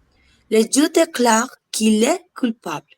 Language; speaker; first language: French; non-native, learner; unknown